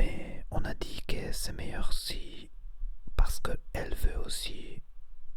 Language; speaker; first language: French; non-native, learner; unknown